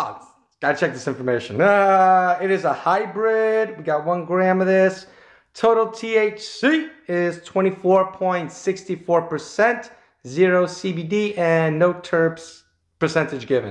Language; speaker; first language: English; native; English